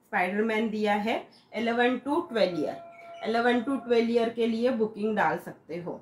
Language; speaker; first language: Hindi; non-native, local second language; Marathi